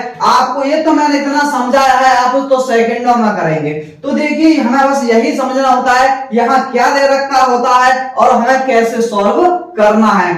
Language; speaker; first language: Hindi; native; Hindi